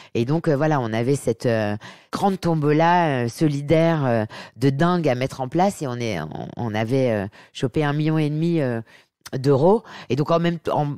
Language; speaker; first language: French; native; French